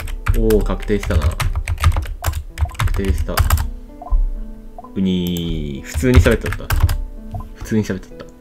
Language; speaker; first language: Japanese; native; Japanese